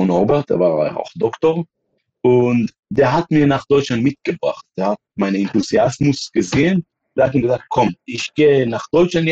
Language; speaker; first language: German; non-native, fluent; Hebrew